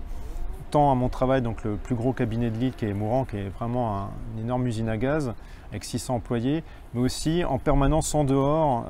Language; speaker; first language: French; native; French